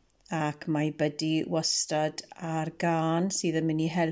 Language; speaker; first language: Welsh; non-native, local second language; English